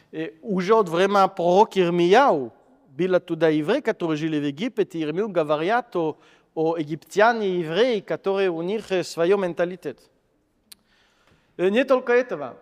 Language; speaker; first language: Russian; non-native, fluent; French